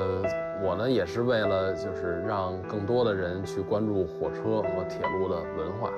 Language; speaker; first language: Chinese; native; Chinese